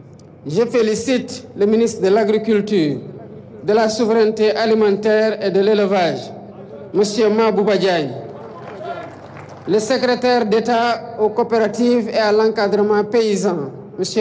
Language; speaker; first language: French; non-native, local second language; Wolof